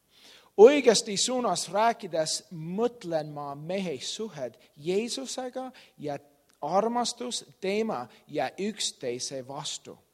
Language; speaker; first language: Estonian; non-native, learner; English